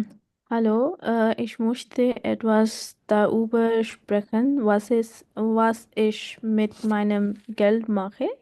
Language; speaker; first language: German; non-native, learner; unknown